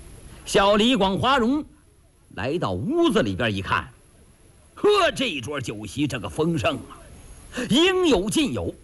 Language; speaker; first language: Chinese; native; Chinese